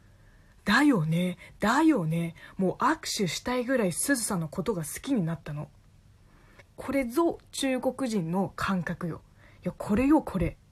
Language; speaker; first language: Japanese; non-native, fluent; Chinese